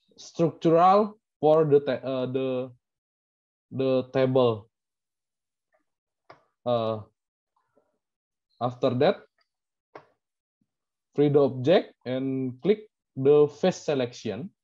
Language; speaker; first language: English; non-native, learner; Indonesian